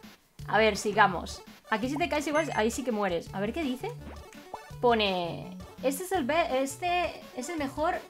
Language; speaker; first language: Spanish; native; Spanish